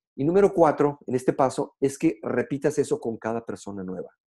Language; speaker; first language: Spanish; native; Spanish